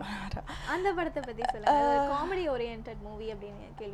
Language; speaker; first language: Tamil; native; Tamil